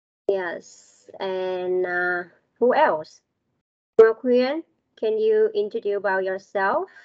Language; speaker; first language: English; non-native, learner; Vietnamese